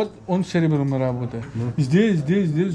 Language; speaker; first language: Russian; non-native, learner; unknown